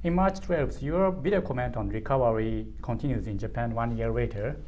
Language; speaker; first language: English; non-native, learner; Japanese